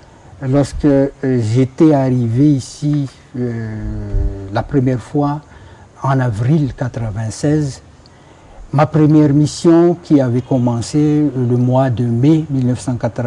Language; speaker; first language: French; non-native, local second language; Malagasy